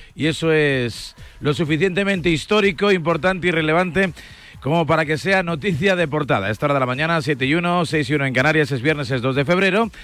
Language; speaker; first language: Spanish; native; Spanish